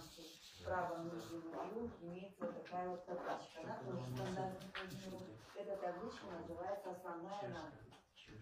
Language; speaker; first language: Russian; native; Russian